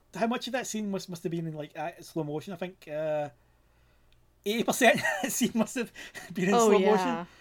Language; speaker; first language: English; native; English